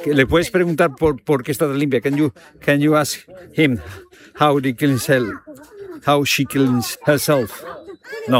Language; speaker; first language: Spanish; native; Spanish